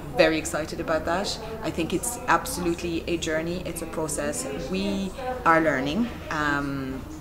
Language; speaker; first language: English; non-native, fluent; Arabic